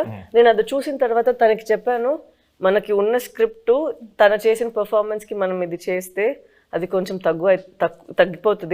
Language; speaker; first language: Telugu; non-native, fluent; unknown